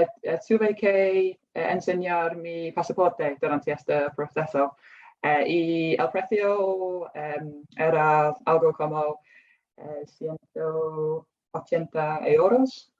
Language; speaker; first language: Spanish; non-native, fluent; English